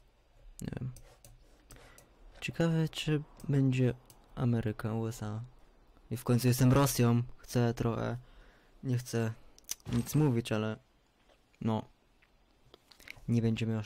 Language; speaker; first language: Polish; early bilingual, heritage; Polish